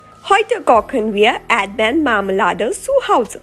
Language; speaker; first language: German; non-native, learner; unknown